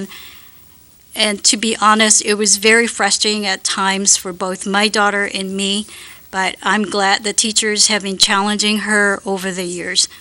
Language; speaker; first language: English; non-native, fluent; Japanese